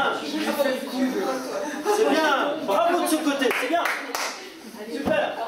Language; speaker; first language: French; native; French